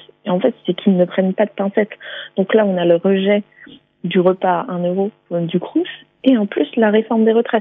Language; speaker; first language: French; native; French